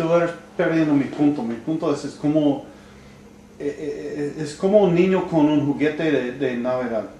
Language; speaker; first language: Spanish; non-native, learner; English